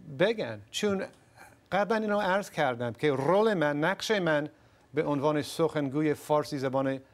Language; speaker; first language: Persian; non-native, fluent; English